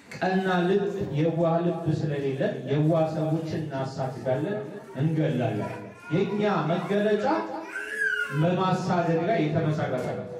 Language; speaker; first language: Amharic; native; Amharic